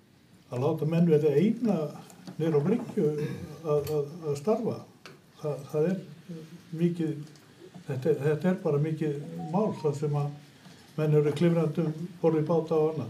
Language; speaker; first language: Icelandic; native; Icelandic